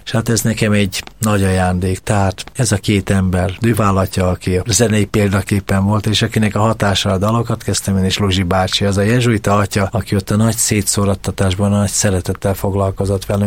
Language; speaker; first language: Hungarian; native; Hungarian